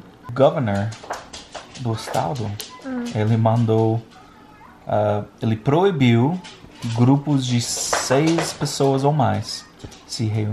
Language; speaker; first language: Portuguese; non-native, fluent; English